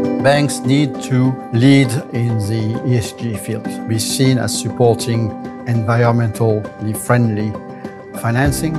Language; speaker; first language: English; non-native, fluent; French